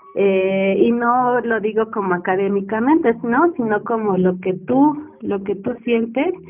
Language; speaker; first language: Spanish; native; Spanish